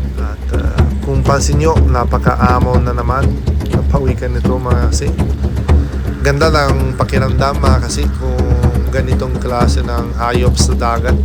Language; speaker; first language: Filipino; non-native, fluent; Italian